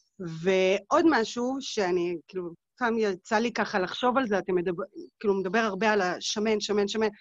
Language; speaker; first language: Hebrew; native; Hebrew